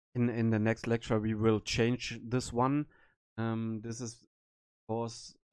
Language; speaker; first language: English; non-native, learner; German